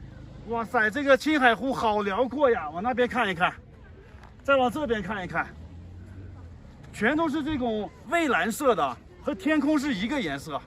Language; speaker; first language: Chinese; native; Chinese